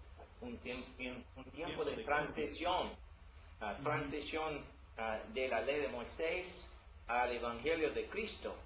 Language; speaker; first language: Spanish; non-native, learner; English